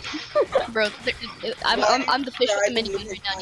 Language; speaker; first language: English; native; English